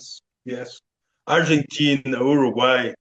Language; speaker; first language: English; non-native, learner; Portuguese